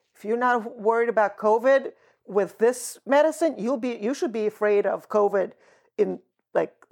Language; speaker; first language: English; early bilingual, other home language; Russian